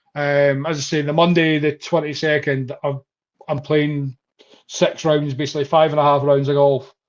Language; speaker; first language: English; native; English